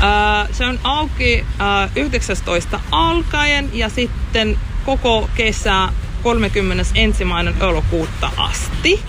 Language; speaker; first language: Finnish; non-native, learner; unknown